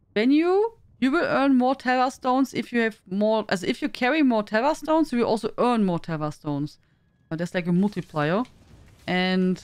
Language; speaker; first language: English; non-native, fluent; German